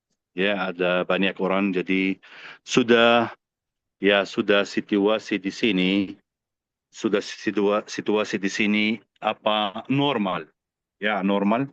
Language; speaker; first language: Indonesian; non-native, fluent; Arabic